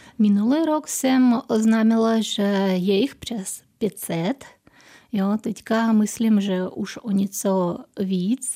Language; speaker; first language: Czech; non-native, fluent; Russian